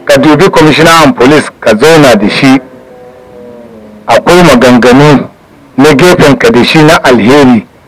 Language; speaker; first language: Hausa; native; Hausa